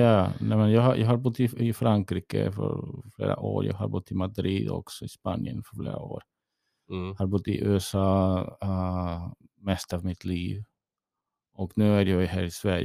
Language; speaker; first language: Swedish; early bilingual, heritage; English